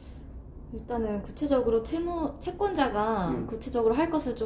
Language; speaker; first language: Korean; native; Korean